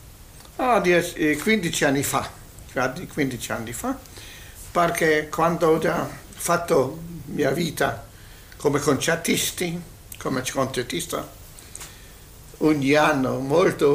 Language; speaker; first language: Italian; non-native, learner; Hungarian